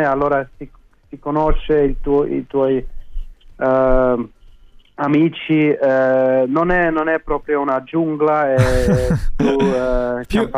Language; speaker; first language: Italian; non-native, fluent; German